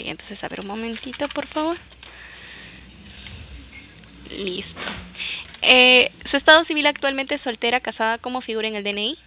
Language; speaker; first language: Spanish; native; Spanish